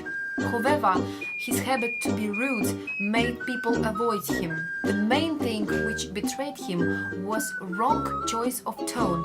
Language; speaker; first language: English; non-native, learner; Russian